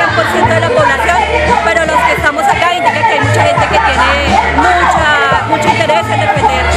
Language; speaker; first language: Spanish; native; Spanish